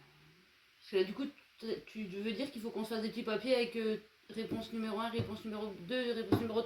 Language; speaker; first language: French; native; French